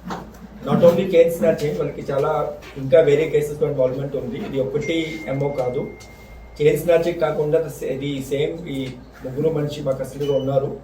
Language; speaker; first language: Telugu; non-native, local second language; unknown